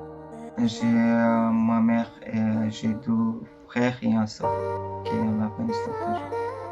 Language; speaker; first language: French; non-native, learner; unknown